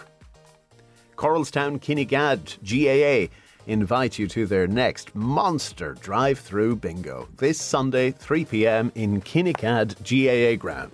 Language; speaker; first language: English; native; English